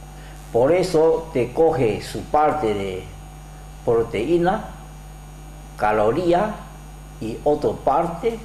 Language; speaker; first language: Spanish; non-native, learner; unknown